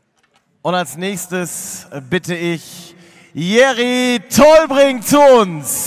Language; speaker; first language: German; native; German